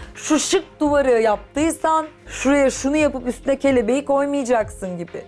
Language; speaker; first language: Turkish; native; Turkish